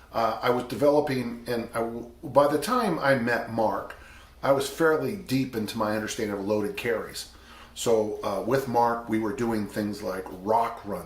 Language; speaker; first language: English; native; English